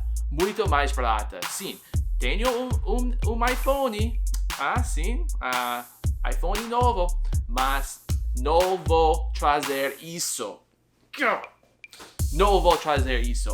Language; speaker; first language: Portuguese; non-native, learner; English